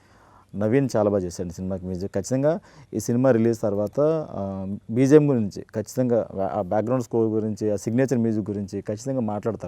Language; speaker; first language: Telugu; native; Telugu